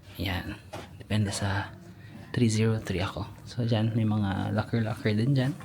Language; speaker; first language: Filipino; native; Filipino